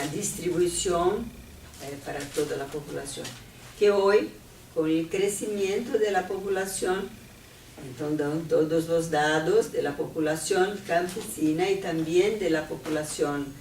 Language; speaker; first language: Spanish; non-native, fluent; Portuguese